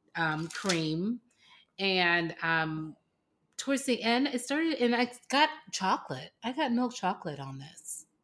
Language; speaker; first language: English; native; English